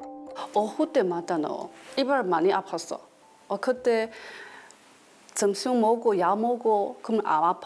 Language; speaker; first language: Korean; non-native, learner; Chinese